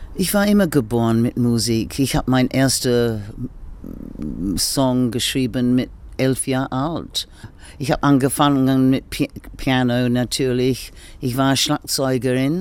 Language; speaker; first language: German; non-native, learner; English